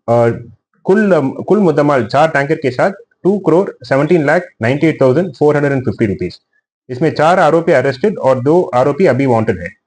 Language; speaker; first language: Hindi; non-native, local second language; Gujarati